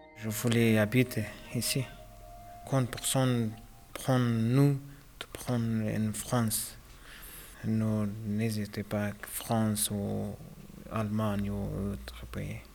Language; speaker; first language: French; non-native, learner; Pashto